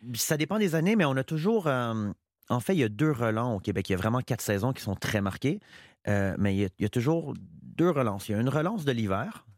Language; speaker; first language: French; native; French